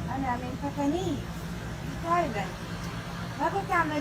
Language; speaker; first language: Arabic; non-native, fluent; Malay